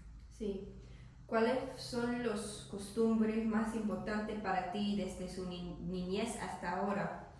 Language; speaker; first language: Spanish; non-native, learner; English